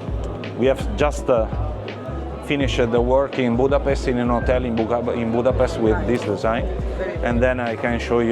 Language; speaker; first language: English; non-native, learner; Italian